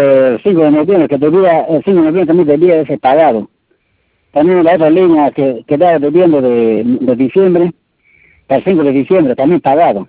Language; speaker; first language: Spanish; native; Spanish